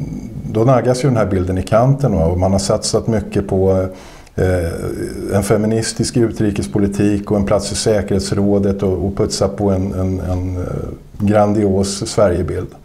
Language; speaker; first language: Swedish; native; Swedish